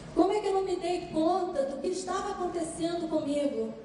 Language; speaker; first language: Portuguese; native; Portuguese